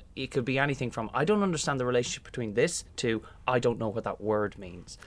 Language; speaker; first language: English; native; English